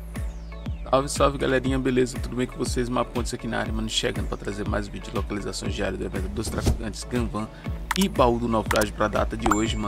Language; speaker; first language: Portuguese; native; Portuguese